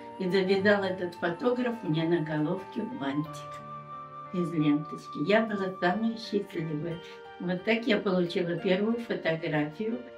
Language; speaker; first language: Russian; native; Russian